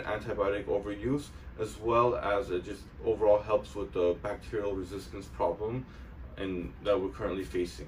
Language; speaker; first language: English; native; English